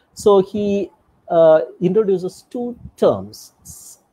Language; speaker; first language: English; non-native, local second language; Tamil